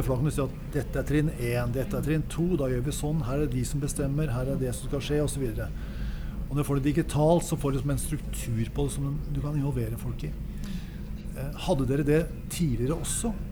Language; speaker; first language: Norwegian; native; Norwegian